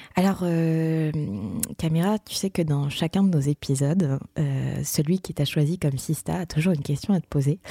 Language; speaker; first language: French; native; French